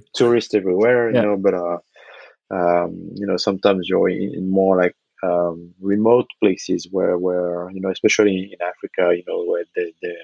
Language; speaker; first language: English; non-native, fluent; French